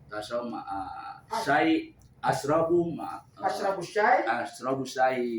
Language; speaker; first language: Arabic; non-native, learner; Indonesian